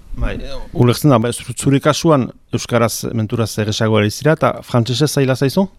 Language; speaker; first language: Basque; native; Basque